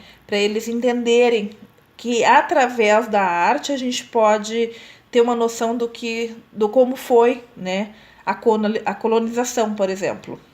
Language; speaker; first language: Portuguese; native; Portuguese